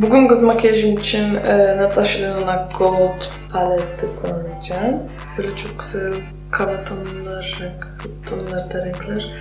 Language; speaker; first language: Turkish; non-native, fluent; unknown